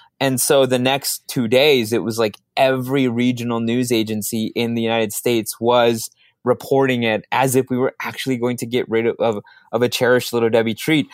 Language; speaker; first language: English; early bilingual, other home language; Spanish